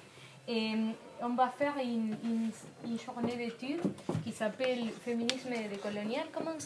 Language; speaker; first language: French; non-native, fluent; Spanish